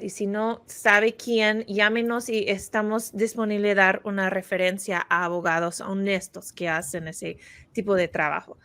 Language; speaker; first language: Spanish; non-native, fluent; English